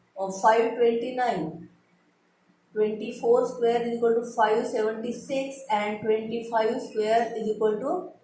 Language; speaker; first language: English; non-native, local second language; Marathi